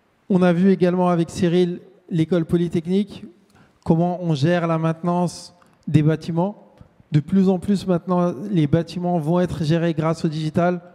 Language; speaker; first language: French; native; French